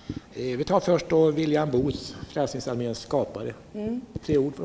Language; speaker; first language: Swedish; native; Swedish